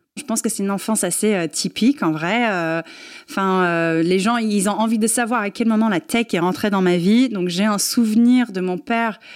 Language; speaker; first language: French; non-native, fluent; English